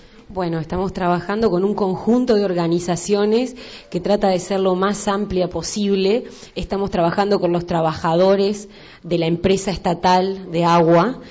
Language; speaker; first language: Spanish; native; Spanish